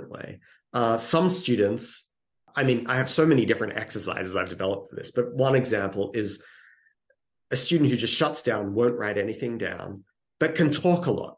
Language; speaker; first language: English; native; English